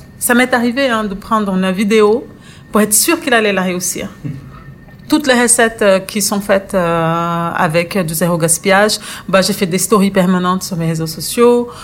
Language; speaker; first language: French; non-native, fluent; Portuguese